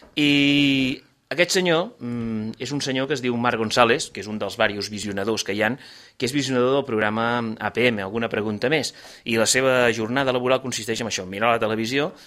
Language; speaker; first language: Catalan; native; Catalan